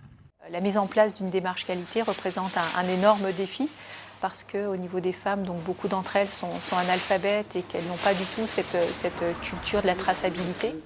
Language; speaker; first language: French; native; French